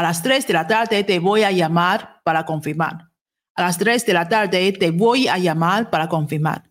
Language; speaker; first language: Spanish; non-native, fluent; Chinese